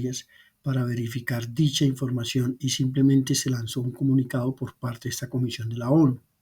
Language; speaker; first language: Spanish; native; Spanish